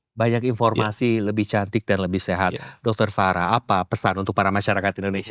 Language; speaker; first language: Indonesian; native; Indonesian